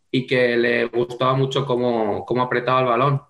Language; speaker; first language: Spanish; native; Spanish